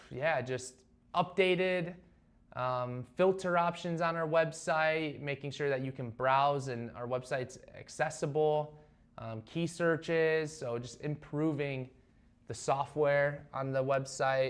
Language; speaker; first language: English; native; English